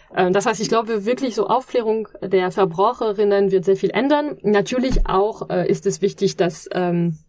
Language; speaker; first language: German; non-native, fluent; French